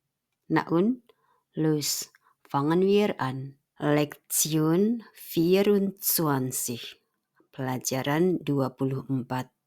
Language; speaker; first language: German; non-native, fluent; Indonesian